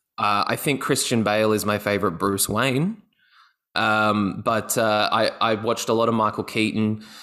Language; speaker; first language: English; native; English